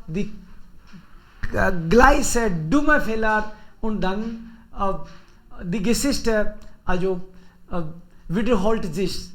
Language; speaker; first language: German; non-native, fluent; Hindi